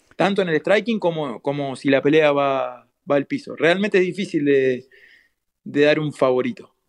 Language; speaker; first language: Spanish; native; Spanish